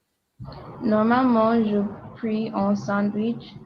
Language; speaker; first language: French; non-native, learner; English